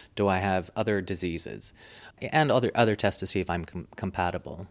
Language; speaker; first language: English; native; English